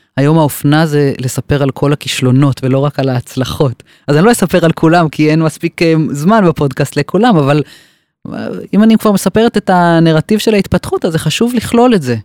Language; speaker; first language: Hebrew; native; Hebrew